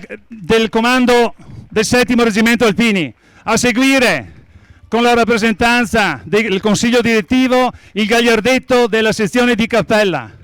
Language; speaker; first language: Italian; native; Italian